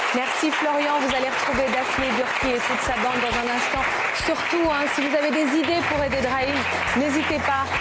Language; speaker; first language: French; native; French